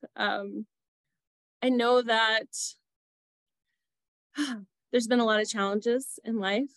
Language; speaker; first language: English; native; English